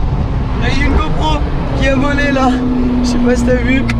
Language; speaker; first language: French; native; French